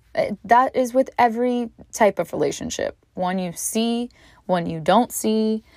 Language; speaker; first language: English; native; English